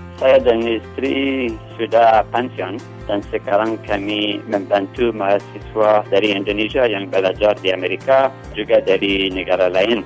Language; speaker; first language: Indonesian; non-native, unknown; English